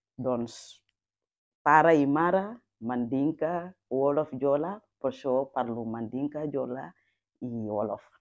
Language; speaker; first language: Catalan; non-native, fluent; Mandingo